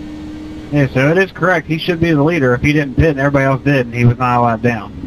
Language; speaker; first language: English; native; English